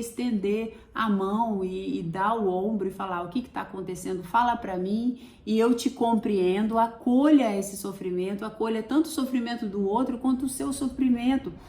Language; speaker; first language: Portuguese; native; Portuguese